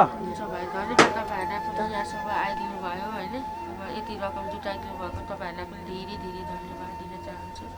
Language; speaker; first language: Nepali; native; Nepali